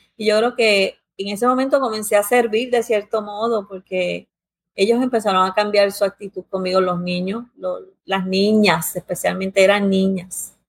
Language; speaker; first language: Spanish; early bilingual, heritage; Spanish